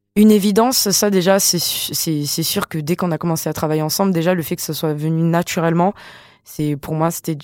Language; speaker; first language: French; non-native, local second language; Malagasy